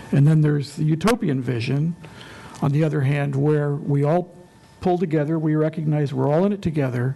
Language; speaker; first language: English; native; English